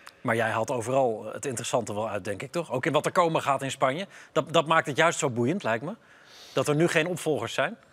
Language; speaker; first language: Dutch; native; Dutch